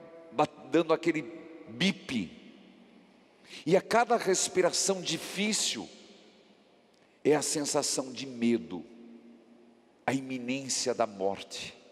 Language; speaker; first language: Portuguese; native; Portuguese